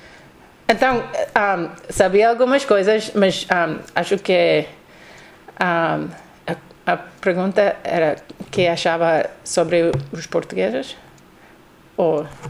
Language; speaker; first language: Portuguese; non-native, learner; English